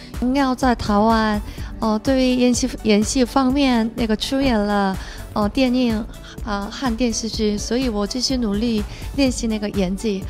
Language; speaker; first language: Chinese; non-native, learner; Korean